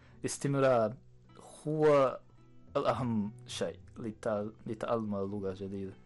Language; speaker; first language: Arabic; non-native, learner; Japanese